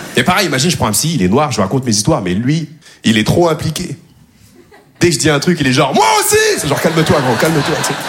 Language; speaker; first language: French; native; French